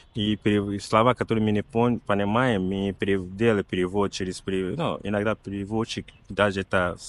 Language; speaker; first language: Russian; non-native, fluent; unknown